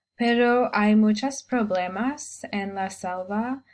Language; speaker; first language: Spanish; non-native, learner; English